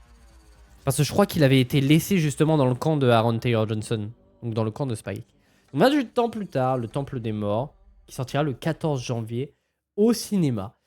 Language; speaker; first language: French; native; French